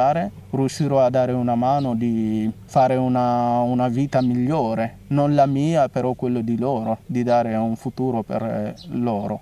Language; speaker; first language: Italian; non-native, fluent; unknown